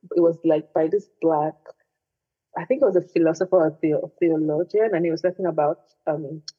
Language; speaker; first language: English; non-native, local second language; Igbo